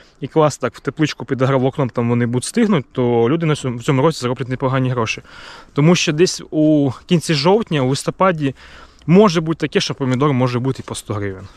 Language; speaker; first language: Ukrainian; native; Ukrainian